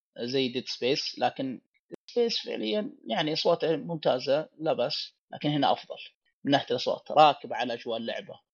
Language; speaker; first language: Arabic; native; Arabic